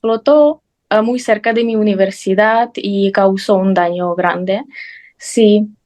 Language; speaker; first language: Spanish; non-native, fluent; Ukrainian